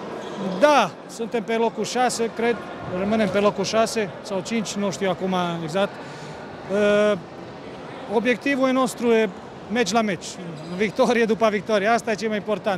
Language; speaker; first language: Romanian; non-native, fluent; Serbian